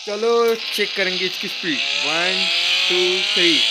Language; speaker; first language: Hindi; non-native, local second language; Marathi